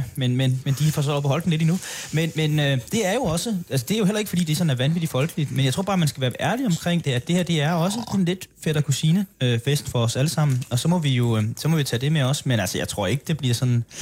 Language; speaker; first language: Danish; native; Danish